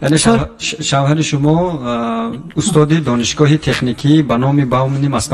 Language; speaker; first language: Persian; native; Persian